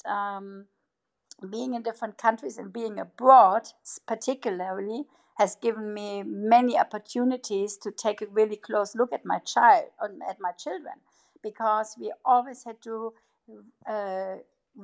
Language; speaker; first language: English; non-native, fluent; German